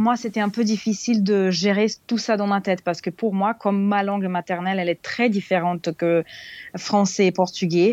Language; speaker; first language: French; non-native, fluent; Serbian